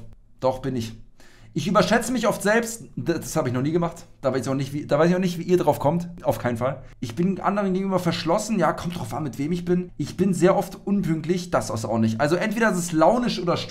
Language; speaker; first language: German; native; German